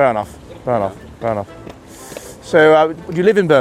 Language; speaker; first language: English; native; English